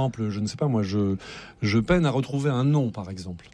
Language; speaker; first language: French; native; French